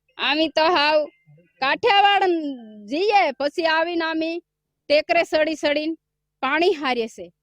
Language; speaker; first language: Gujarati; non-native, local second language; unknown